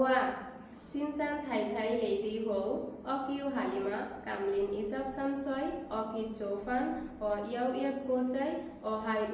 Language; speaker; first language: Cantonese; non-native, learner; Bangla